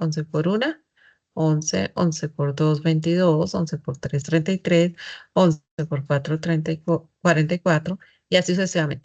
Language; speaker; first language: Spanish; native; Spanish